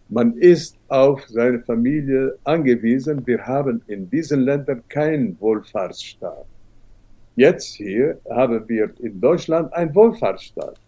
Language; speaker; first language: German; non-native, fluent; Arabic